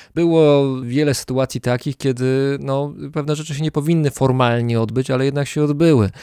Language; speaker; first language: Polish; native; Polish